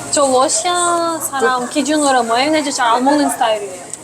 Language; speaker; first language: Korean; non-native, fluent; Russian